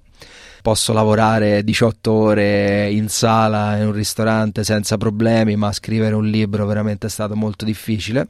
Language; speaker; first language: Italian; native; Italian